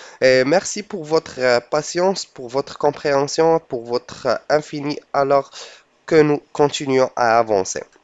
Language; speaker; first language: French; non-native, local second language; Arabic